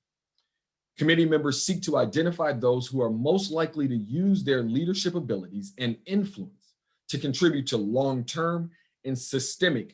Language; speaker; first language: English; native; English